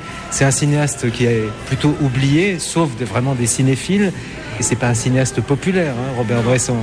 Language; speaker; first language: French; native; French